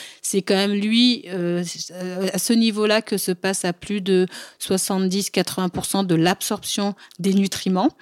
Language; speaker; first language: French; early bilingual, other home language; Bambara